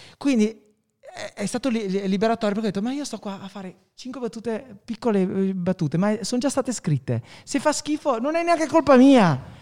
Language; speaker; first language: Italian; native; Italian